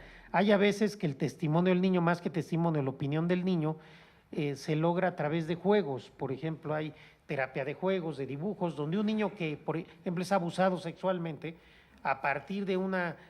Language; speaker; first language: Spanish; native; Spanish